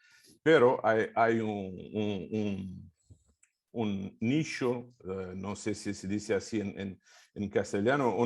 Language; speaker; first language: Spanish; non-native, fluent; Portuguese